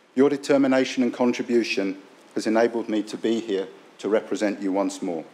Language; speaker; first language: English; native; English